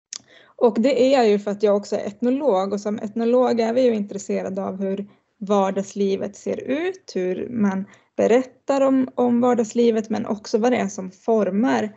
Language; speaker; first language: Swedish; native; Swedish